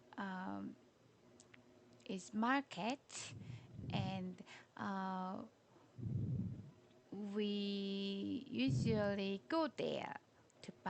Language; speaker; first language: English; non-native, learner; Korean